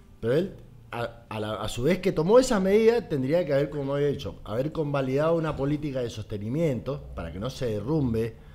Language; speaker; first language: Spanish; native; Spanish